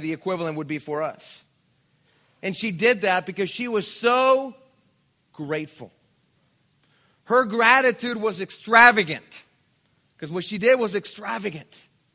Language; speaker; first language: English; non-native, fluent; Spanish